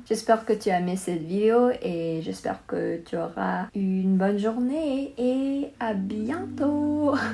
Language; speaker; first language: French; non-native, learner; Chinese